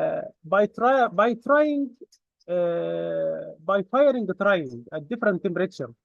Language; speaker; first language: English; non-native, fluent; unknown